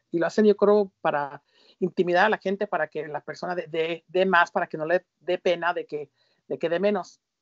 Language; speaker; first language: Spanish; early bilingual, heritage; Spanish